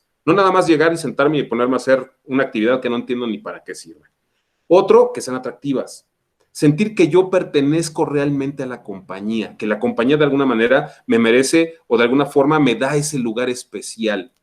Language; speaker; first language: Spanish; native; Spanish